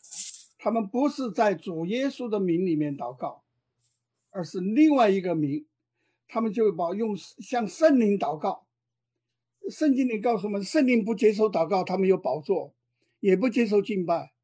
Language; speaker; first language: Chinese; native; Chinese